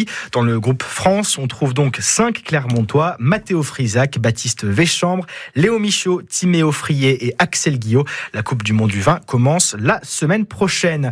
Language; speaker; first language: French; native; French